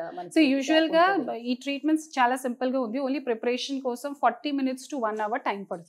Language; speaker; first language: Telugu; non-native, fluent; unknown